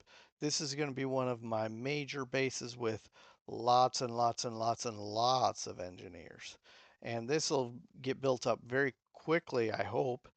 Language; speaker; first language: English; native; English